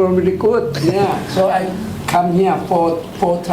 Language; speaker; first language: English; non-native, learner; Thai